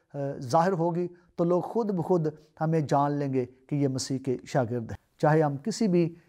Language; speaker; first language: Urdu; non-native, local second language; Punjabi